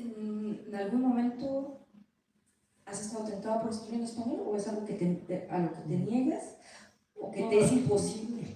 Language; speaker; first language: Spanish; native; Spanish